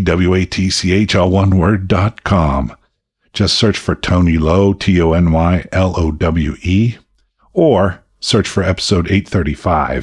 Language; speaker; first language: English; native; English